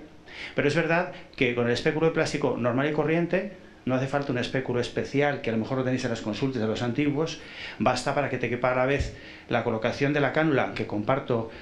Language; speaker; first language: Spanish; native; Spanish